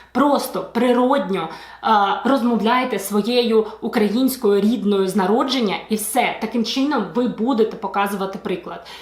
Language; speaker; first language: Ukrainian; non-native, local second language; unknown